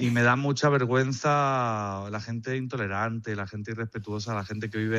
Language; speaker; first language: Spanish; native; Spanish